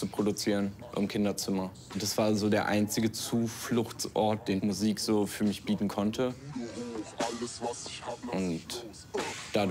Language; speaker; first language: German; native; German